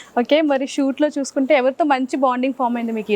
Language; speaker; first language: Telugu; native; Telugu